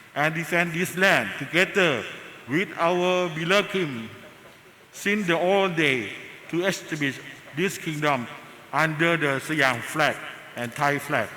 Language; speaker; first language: English; non-native, learner; Thai